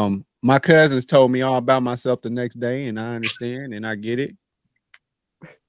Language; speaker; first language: English; native; English